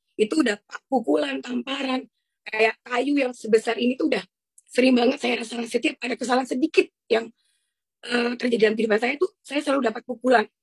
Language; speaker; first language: Indonesian; native; Indonesian